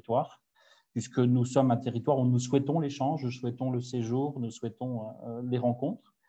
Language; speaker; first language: French; native; French